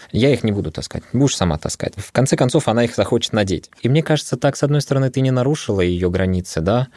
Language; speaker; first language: Russian; early bilingual, other home language; Arabic